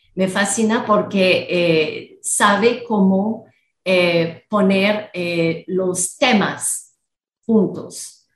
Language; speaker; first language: Spanish; non-native, fluent; French